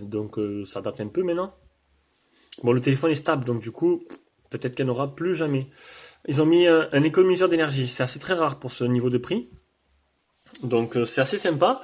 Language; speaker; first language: French; native; French